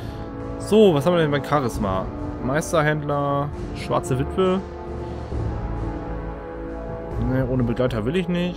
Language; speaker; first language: German; native; German